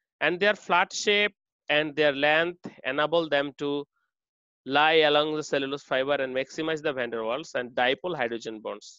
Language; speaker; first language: English; non-native, local second language; Bangla